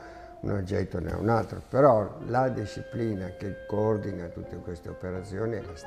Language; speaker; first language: Italian; native; Italian